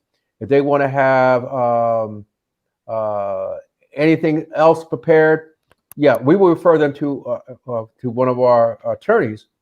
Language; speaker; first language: English; native; English